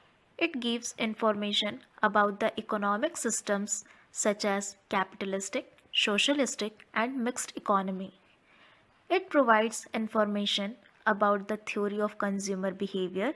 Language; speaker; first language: English; non-native, local second language; Hindi